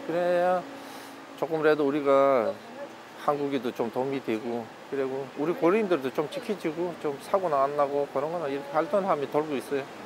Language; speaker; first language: Korean; non-native, learner; Russian